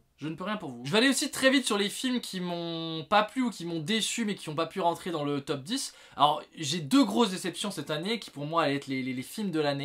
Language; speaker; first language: French; native; French